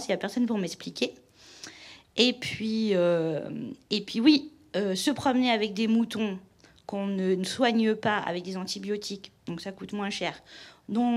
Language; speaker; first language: French; native; French